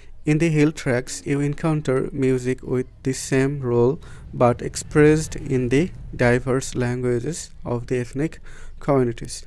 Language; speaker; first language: English; non-native, local second language; Bangla